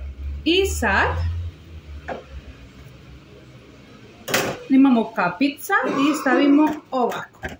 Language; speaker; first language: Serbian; non-native, learner; Spanish